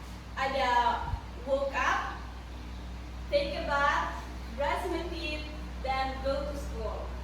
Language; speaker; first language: English; non-native, learner; Indonesian